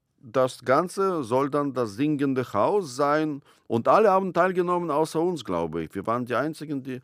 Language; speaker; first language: German; non-native, fluent; Russian